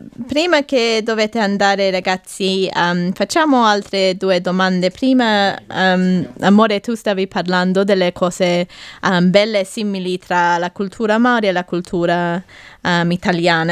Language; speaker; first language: Italian; non-native, fluent; English